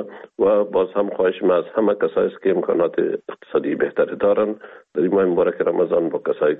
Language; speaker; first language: Persian; native; Persian